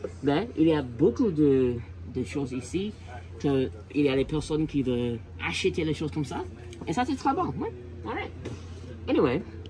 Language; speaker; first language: French; non-native, learner; English